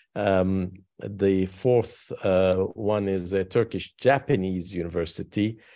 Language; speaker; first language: English; non-native, fluent; Turkish